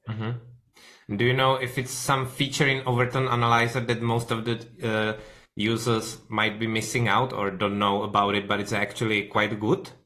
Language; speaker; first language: English; non-native, fluent; Czech